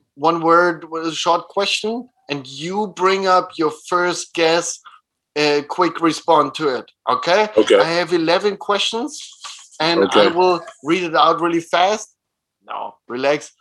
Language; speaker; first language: English; non-native, fluent; German